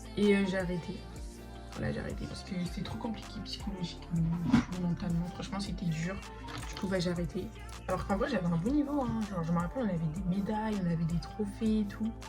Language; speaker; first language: French; native; French